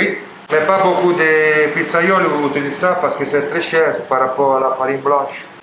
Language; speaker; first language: French; non-native, learner; Italian